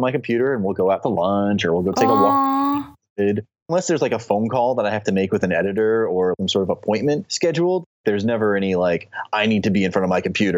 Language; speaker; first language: English; native; English